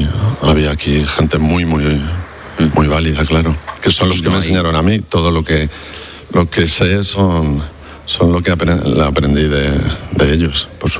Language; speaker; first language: Spanish; native; Spanish